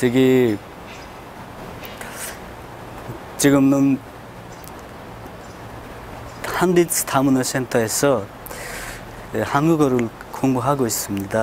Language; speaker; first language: Korean; non-native, learner; Nepali